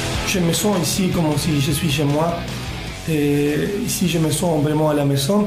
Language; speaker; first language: French; non-native, fluent; Spanish